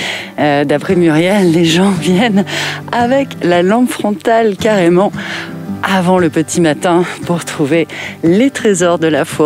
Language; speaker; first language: French; native; French